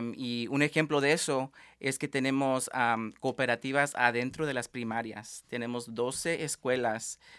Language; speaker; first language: Spanish; early bilingual, heritage; Spanish